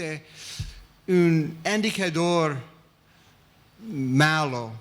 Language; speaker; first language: Spanish; non-native, fluent; English